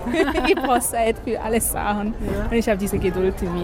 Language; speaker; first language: German; non-native, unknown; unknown